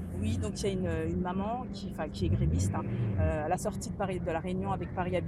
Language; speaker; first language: French; native; French